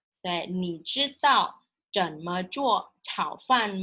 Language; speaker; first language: Chinese; non-native, fluent; Indonesian